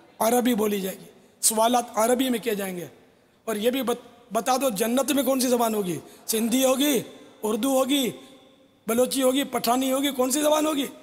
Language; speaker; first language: Urdu; non-native, local second language; Memoni